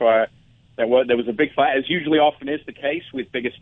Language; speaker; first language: English; native; English